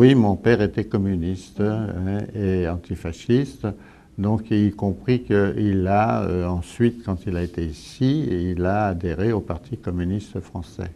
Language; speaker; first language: French; early bilingual, other home language; Italian